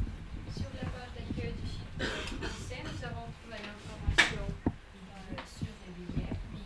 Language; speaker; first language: French; non-native, learner; Russian